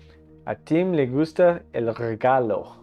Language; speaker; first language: Spanish; non-native, learner; English